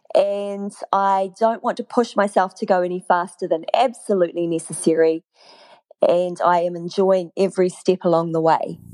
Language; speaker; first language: English; native; English